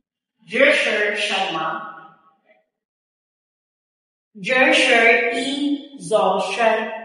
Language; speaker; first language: Chinese; non-native, learner; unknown